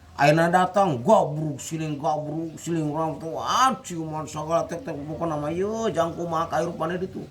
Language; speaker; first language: Sundanese; non-native, fluent; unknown